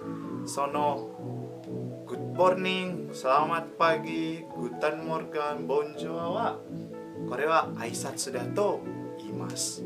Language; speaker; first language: Japanese; non-native, learner; Indonesian